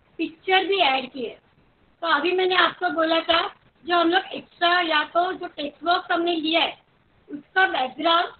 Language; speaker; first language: Hindi; non-native, local second language; Marathi